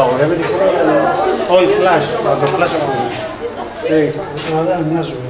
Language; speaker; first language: Italian; non-native, learner; Greek